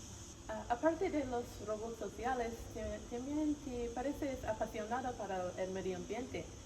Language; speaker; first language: Spanish; non-native, learner; English